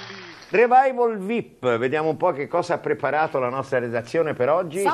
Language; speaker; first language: Italian; native; Italian